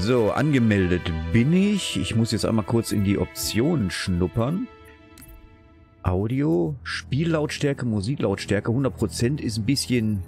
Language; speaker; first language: German; native; German